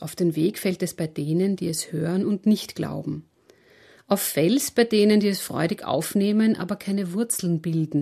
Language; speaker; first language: German; native; German